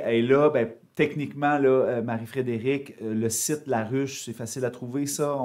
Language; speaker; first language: French; native; French